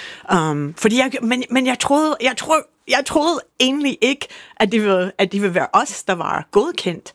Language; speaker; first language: Danish; non-native, fluent; English